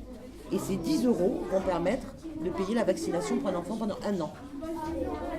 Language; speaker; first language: French; native; French